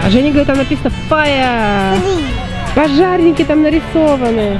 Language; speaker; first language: Russian; native; Russian